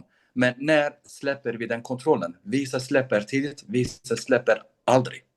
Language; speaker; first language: Swedish; non-native, local second language; Kurdish